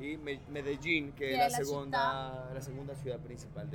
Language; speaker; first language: Italian; non-native, learner; Spanish